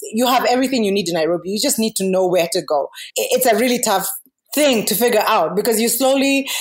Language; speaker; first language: English; non-native, local second language; Kikuyu